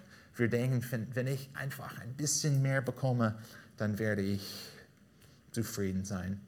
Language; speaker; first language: German; non-native, fluent; English